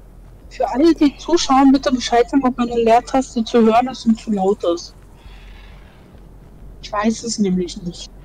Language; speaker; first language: German; native; German